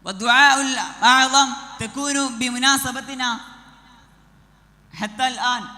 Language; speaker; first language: Arabic; non-native, learner; Malayalam